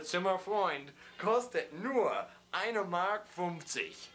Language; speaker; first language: German; non-native, learner; English